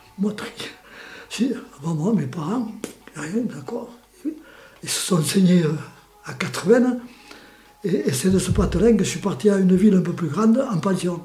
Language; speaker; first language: French; early bilingual, other home language; Spanish